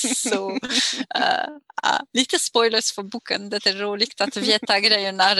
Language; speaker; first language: Swedish; non-native, fluent; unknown